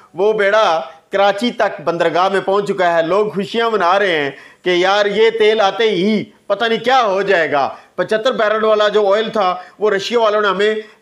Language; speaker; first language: Urdu; non-native, local second language; Punjabi